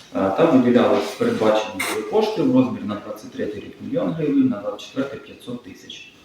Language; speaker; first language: Ukrainian; native; Ukrainian